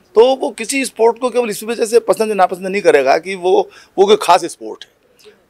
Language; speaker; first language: Hindi; native; Hindi